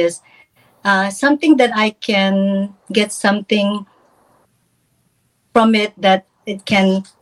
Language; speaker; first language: English; non-native, local second language; Filipino